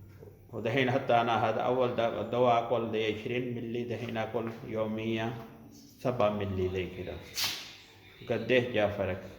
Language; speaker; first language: Arabic; non-native, learner; Urdu